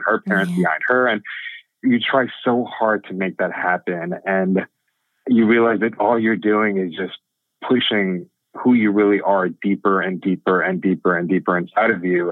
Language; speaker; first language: English; native; English